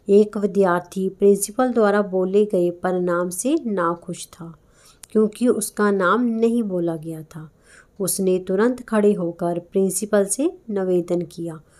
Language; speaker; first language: Hindi; non-native, local second language; Punjabi